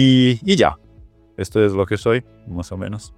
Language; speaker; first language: Spanish; non-native, fluent; Italian